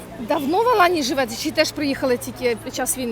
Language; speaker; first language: Ukrainian; native; Ukrainian